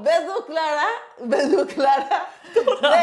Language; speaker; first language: Swedish; non-native, learner; Spanish